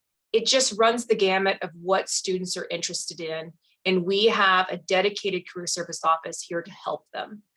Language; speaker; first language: English; native; English